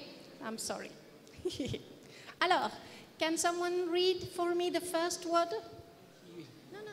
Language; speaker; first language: English; non-native, fluent; French